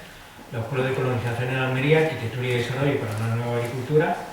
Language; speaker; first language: Spanish; native; Spanish